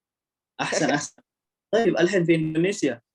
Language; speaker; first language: Arabic; non-native, fluent; Indonesian